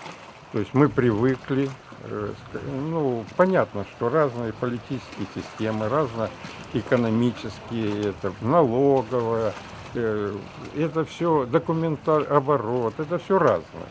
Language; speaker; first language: Russian; native; Russian